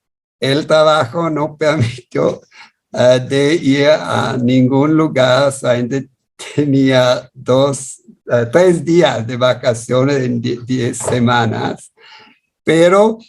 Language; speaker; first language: Spanish; non-native, fluent; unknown